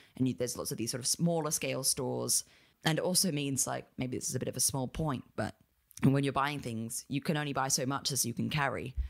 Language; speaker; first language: English; native; English